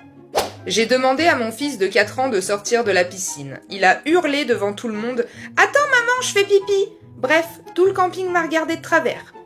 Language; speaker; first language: French; native; French